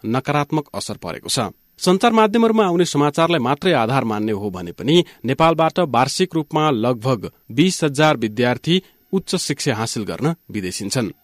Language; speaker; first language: Nepali; native; Nepali